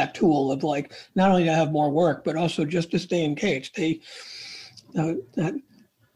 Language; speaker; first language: English; native; English